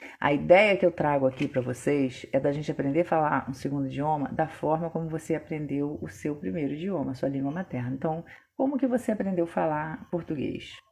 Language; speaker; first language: Portuguese; native; Portuguese